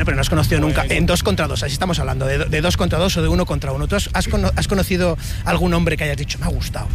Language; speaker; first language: Spanish; native; Spanish